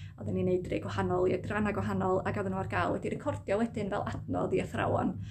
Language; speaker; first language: Welsh; native; Welsh